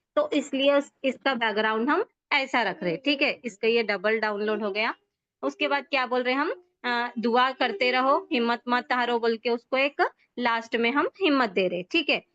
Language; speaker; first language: Hindi; native; Hindi